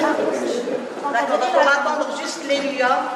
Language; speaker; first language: French; non-native, local second language; Arabic